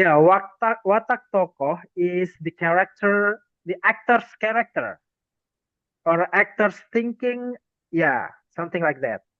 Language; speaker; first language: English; non-native, fluent; Indonesian